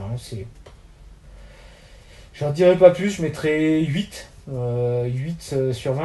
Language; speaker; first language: French; native; French